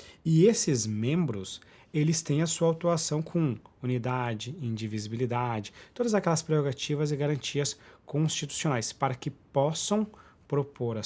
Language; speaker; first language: Portuguese; native; Portuguese